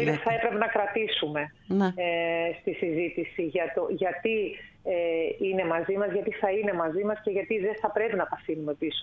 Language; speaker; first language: Greek; native; Greek